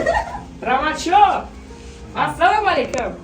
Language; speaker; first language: Russian; non-native, learner; Tajik